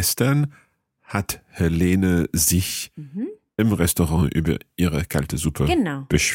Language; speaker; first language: German; non-native, learner; English